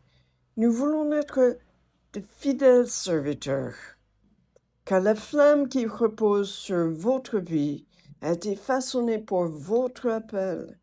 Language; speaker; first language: French; non-native, fluent; English